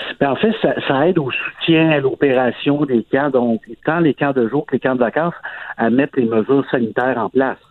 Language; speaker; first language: French; native; French